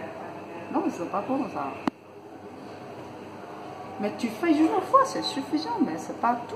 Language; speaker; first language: French; non-native, learner; Chinese